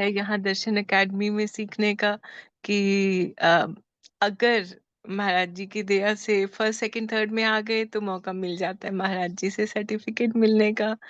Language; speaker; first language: Hindi; native; Hindi